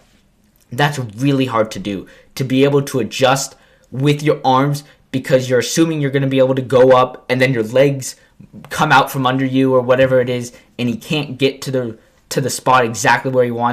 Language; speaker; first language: English; native; English